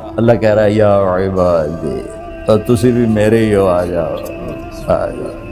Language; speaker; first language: Urdu; non-native, local second language; Punjabi